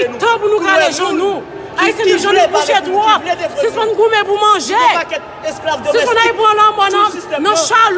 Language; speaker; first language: Haitian Creole; native; Haitian Creole